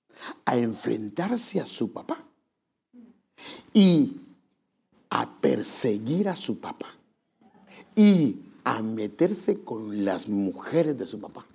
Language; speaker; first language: Spanish; native; Spanish